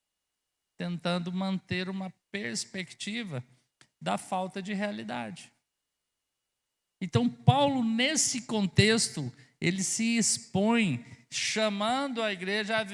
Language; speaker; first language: Portuguese; native; Portuguese